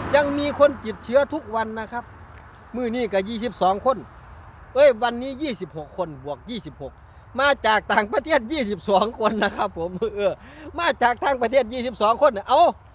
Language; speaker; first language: Thai; native; Thai